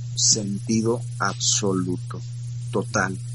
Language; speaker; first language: Spanish; native; Spanish